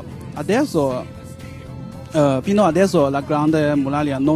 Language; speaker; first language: Italian; non-native, learner; Chinese